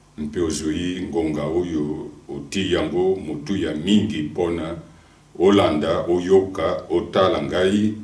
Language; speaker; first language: Lingala; non-native, local second language; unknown